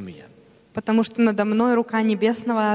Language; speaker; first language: Russian; native; Russian